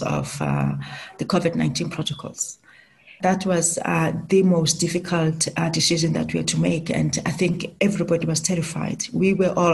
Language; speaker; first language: English; non-native, local second language; Southern Sotho